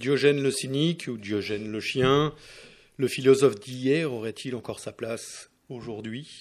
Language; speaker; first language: French; native; French